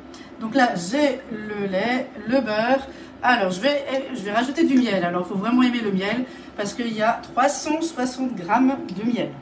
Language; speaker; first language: French; native; French